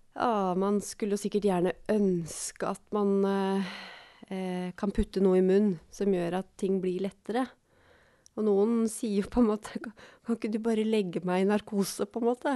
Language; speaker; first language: Norwegian; native; Norwegian